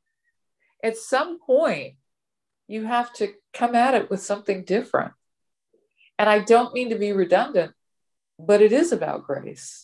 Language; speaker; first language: English; native; English